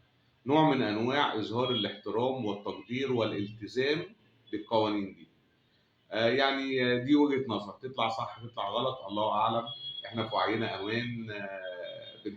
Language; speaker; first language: Arabic; native; Arabic